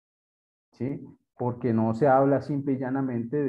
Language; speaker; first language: Spanish; native; Spanish